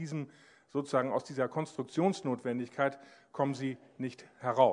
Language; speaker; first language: German; native; German